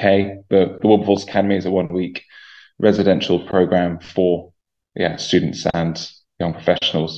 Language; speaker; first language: English; native; English